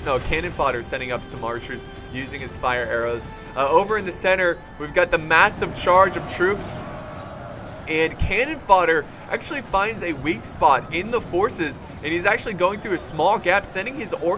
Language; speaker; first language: English; native; English